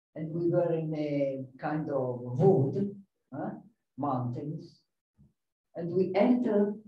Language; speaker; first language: English; non-native, fluent; Italian